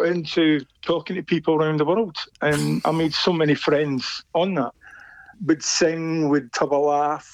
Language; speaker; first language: English; native; English